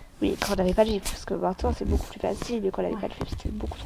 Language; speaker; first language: French; native; French